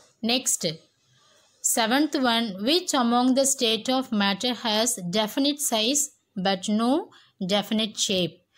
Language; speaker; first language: English; non-native, local second language; Tamil